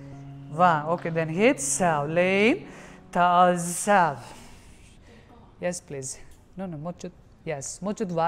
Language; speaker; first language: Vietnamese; non-native, learner; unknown